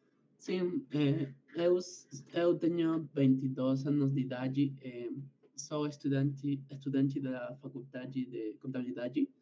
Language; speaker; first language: Portuguese; non-native, learner; Spanish